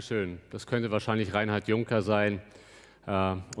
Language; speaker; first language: German; native; German